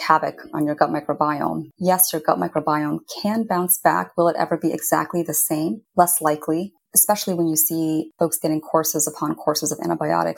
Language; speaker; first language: English; native; English